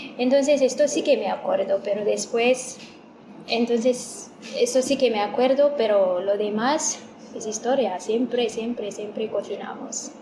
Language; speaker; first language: Spanish; non-native, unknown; Amharic